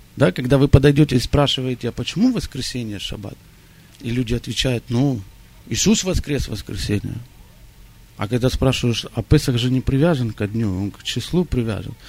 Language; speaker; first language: Russian; early bilingual, heritage; Russian